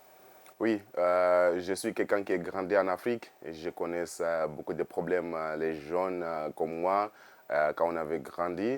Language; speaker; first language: French; non-native, fluent; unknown